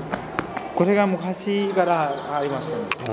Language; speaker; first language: Japanese; non-native, fluent; Hindi